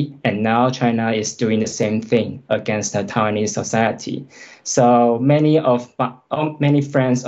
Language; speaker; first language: English; non-native, fluent; Chinese